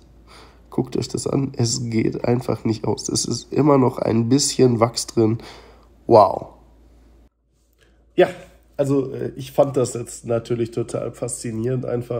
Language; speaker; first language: German; native; German